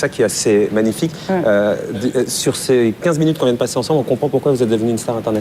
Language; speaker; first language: French; native; French